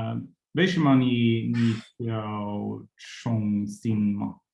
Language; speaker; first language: Chinese; non-native, learner; Swedish